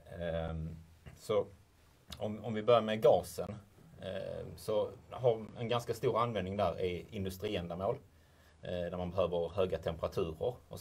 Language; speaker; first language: Swedish; native; Swedish